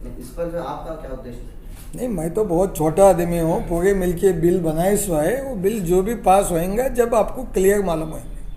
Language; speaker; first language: Hindi; non-native, local second language; Kannada